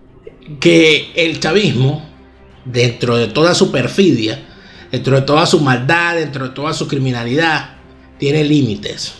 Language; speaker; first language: Spanish; native; Spanish